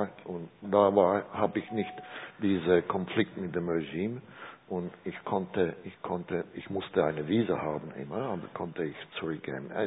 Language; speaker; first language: German; non-native, learner; Czech